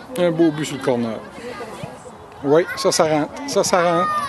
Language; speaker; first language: French; native; French